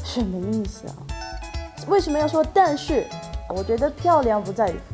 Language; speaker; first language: Chinese; non-native, fluent; Somali